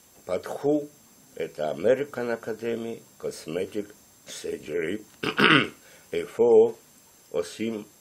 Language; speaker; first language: Hebrew; non-native, fluent; Russian